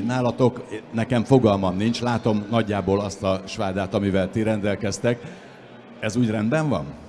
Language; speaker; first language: Hungarian; native; Hungarian